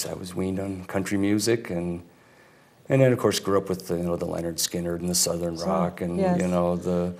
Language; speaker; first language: English; native; English